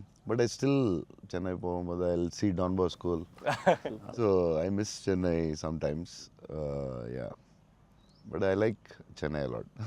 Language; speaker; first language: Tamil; non-native, local second language; Telugu